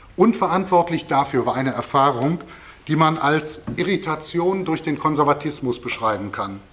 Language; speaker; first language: German; native; German